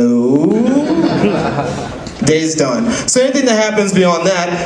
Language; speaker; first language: English; native; English